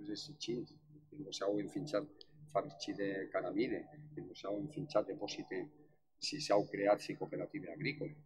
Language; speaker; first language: Romanian; non-native, fluent; Spanish